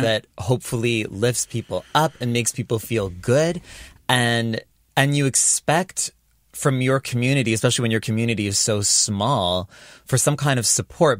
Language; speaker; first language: English; native; English